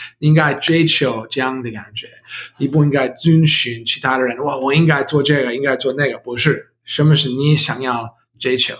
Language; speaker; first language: Chinese; non-native, learner; English